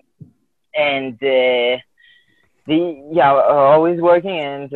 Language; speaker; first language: English; non-native, fluent; Filipino